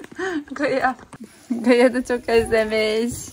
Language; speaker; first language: Turkish; native; Turkish